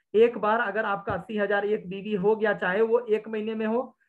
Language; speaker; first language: Hindi; native; Hindi